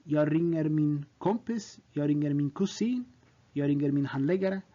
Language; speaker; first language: Swedish; non-native, fluent; Tigrinya